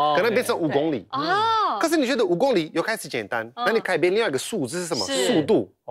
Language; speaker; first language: Chinese; non-native, fluent; Portuguese